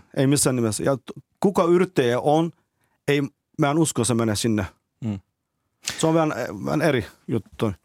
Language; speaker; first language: Finnish; non-native, learner; Turkish